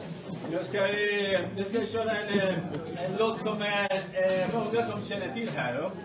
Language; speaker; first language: Swedish; non-native, fluent; Spanish